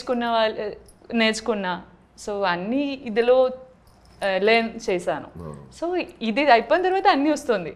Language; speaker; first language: Telugu; non-native, learner; Malayalam